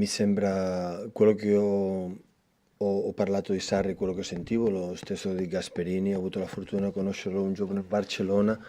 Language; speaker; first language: Italian; non-native, fluent; Catalan